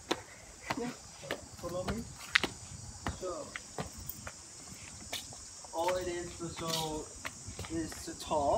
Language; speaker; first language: English; non-native, learner; Khmer